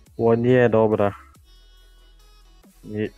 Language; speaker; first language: Polish; native; Polish